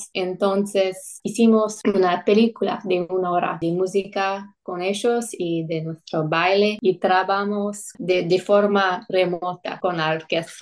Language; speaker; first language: Spanish; non-native, fluent; English